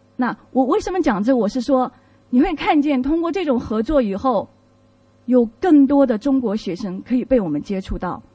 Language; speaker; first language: Chinese; native; Chinese